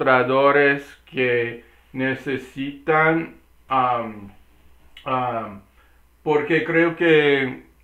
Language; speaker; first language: Spanish; non-native, learner; English